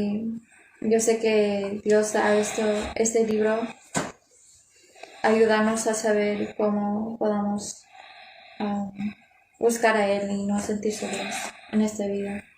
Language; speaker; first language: Spanish; non-native, learner; English